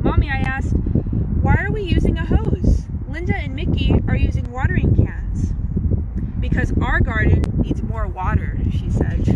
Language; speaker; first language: English; native; English